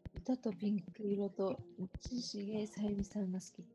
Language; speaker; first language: Japanese; native; Japanese